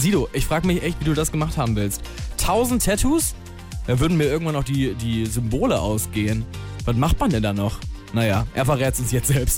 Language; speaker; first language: German; native; German